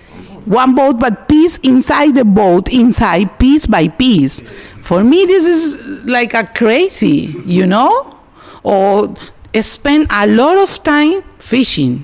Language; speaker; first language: English; non-native, learner; Spanish